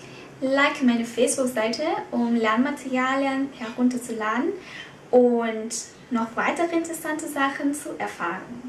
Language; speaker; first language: German; non-native, fluent; Vietnamese